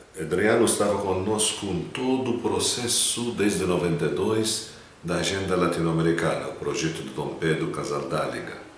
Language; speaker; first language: Portuguese; non-native, fluent; Maltese